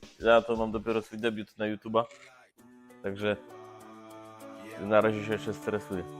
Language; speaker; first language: Polish; native; Polish